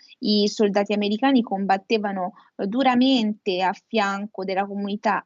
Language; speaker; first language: Italian; native; Italian